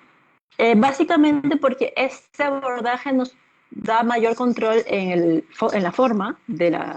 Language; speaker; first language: Spanish; native; Spanish